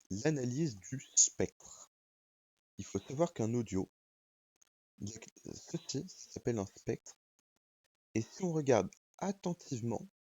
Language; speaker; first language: French; native; French